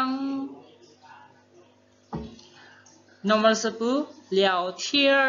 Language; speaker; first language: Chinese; non-native, fluent; Indonesian